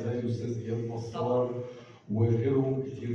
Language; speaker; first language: Arabic; native; Arabic